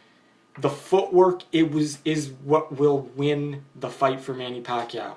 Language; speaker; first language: English; native; English